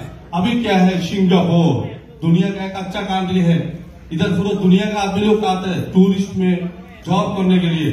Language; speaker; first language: Hindi; non-native, learner; Bangla